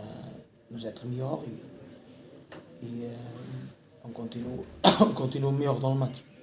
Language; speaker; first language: French; non-native, learner; Portuguese